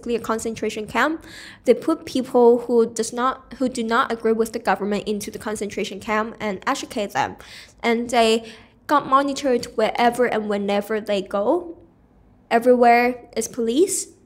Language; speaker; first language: English; non-native, local second language; Cantonese